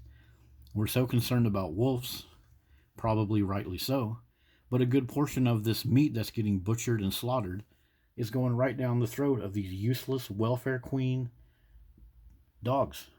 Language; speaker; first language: English; native; English